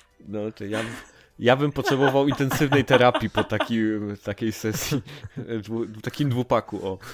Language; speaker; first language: Polish; native; Polish